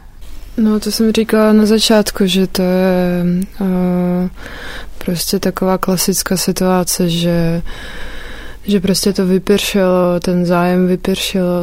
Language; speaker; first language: Czech; non-native, fluent; Russian